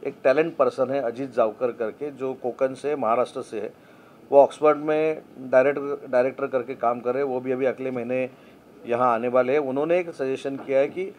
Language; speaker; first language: Hindi; non-native, local second language; Marathi